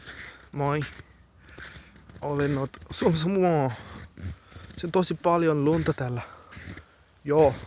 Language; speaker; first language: Finnish; non-native, learner; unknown